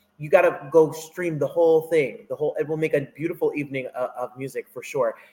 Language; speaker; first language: English; native; English